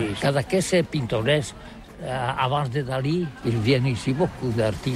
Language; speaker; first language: French; non-native, learner; Catalan